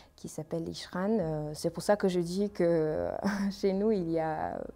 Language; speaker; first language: French; non-native, learner; Armenian